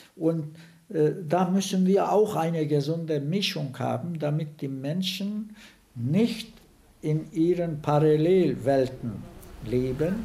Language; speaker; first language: German; non-native, fluent; Turkish